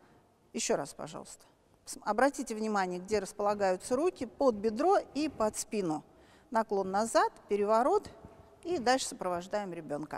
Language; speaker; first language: Russian; native; Russian